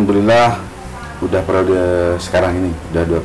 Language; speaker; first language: Indonesian; non-native, local second language; Madurese